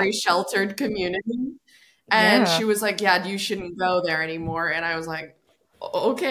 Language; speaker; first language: English; native; English